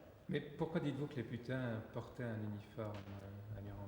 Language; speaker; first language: French; native; French